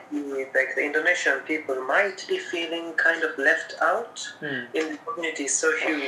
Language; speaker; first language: English; non-native, local second language; Japanese